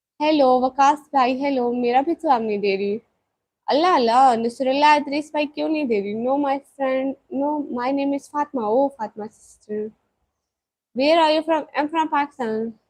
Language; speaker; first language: Urdu; non-native, local second language; Punjabi